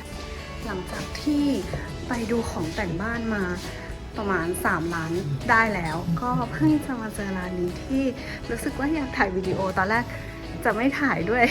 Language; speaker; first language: Thai; native; Thai